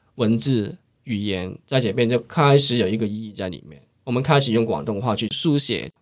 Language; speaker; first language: Chinese; non-native, local second language; Cantonese